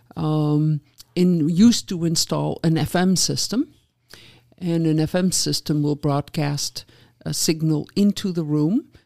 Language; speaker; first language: English; non-native, fluent; Dutch